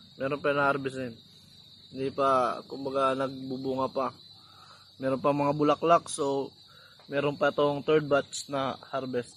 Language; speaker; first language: Filipino; non-native, local second language; Hiligaynon